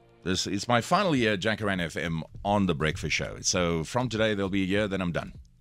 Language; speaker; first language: English; non-native, local second language; Afrikaans